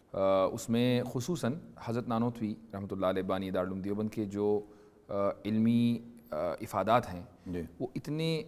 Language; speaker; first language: Urdu; native; Urdu